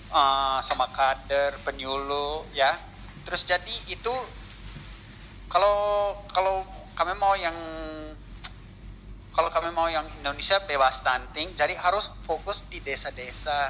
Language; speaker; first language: Indonesian; non-native, learner; English